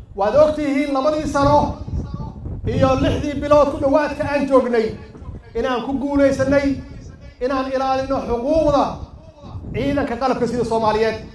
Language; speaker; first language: Somali; native; Somali